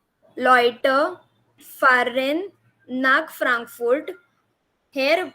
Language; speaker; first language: German; non-native, learner; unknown